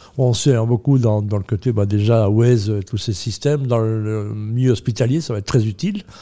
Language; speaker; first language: French; native; French